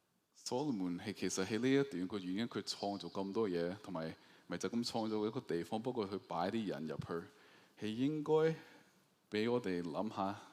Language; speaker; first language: Cantonese; early bilingual, heritage; Cantonese